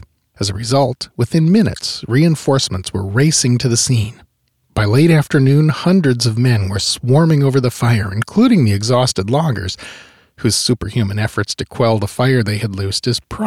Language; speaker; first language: English; native; English